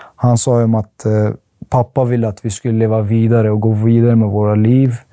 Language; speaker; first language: Swedish; early bilingual, other home language; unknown